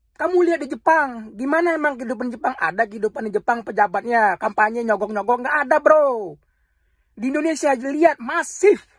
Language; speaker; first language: Indonesian; native; Indonesian